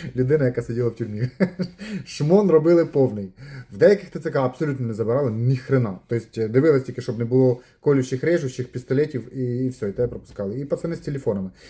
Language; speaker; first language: Ukrainian; non-native, local second language; Russian